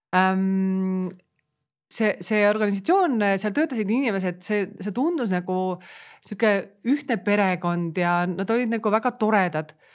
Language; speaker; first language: Estonian; native; Estonian